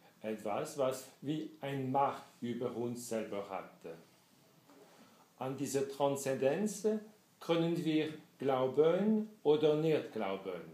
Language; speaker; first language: German; non-native, fluent; French